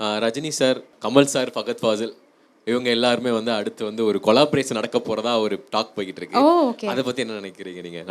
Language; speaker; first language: Tamil; native; Tamil